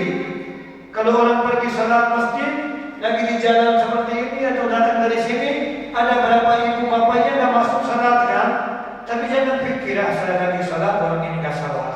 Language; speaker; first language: Indonesian; non-native, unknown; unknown